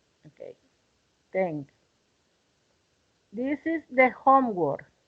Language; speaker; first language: English; non-native, learner; Spanish